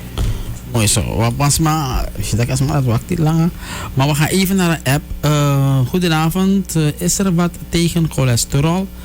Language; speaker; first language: Dutch; native; Dutch